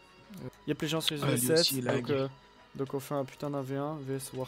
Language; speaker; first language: French; native; French